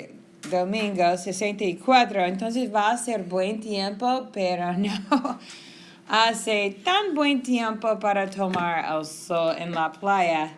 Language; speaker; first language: Spanish; non-native, fluent; English